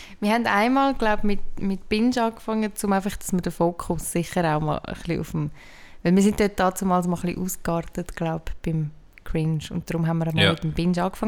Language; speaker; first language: German; native; German